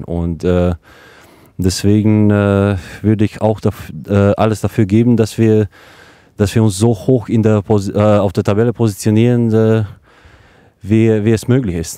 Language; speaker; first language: German; non-native, fluent; Croatian